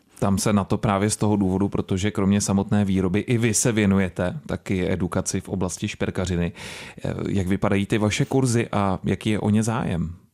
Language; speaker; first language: Czech; native; Czech